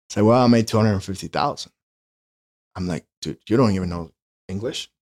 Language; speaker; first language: English; non-native, fluent; Spanish